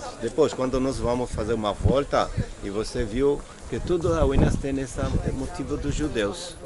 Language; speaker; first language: Portuguese; non-native, fluent; Hebrew